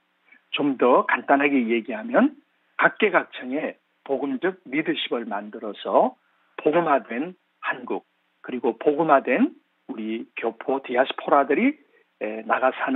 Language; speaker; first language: Korean; native; Korean